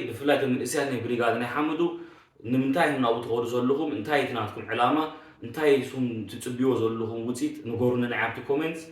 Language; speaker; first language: Tigrinya; early bilingual, heritage; Tigrinya